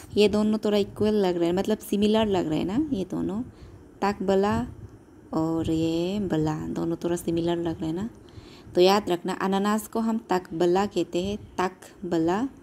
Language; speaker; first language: Hindi; non-native, local second language; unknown